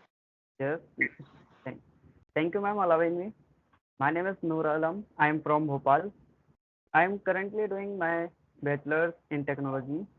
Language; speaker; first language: English; non-native, learner; Hindi